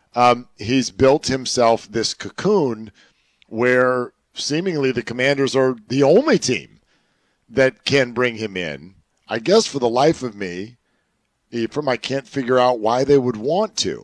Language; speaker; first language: English; native; English